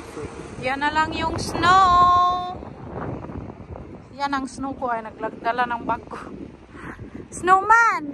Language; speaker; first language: Filipino; non-native, local second language; Cebuano